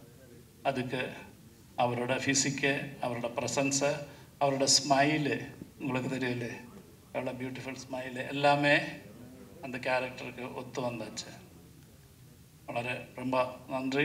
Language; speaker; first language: Tamil; non-native, learner; Malayalam